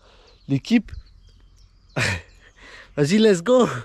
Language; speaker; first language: French; native; French